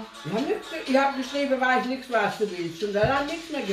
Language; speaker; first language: German; native; German